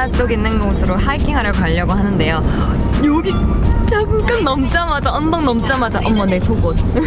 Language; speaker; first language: Korean; native; Korean